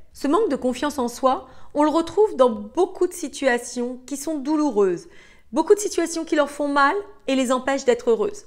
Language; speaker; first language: French; native; French